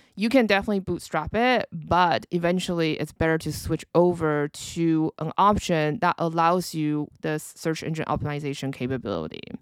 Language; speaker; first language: English; early bilingual, other home language; Chinese